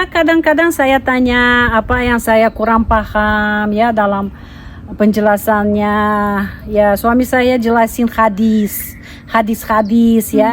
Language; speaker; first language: Indonesian; non-native, fluent; Russian